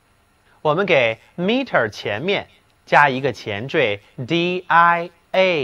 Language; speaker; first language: Chinese; native; Chinese